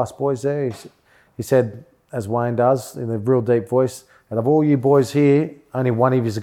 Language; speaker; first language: English; native; English